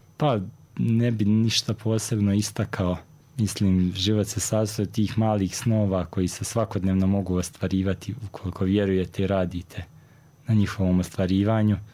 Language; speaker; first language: Croatian; native; Croatian